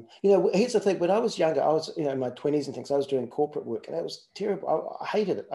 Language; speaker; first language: English; native; English